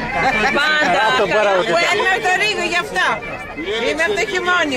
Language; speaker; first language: Greek; native; Greek